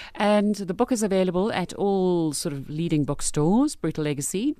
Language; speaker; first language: English; native; English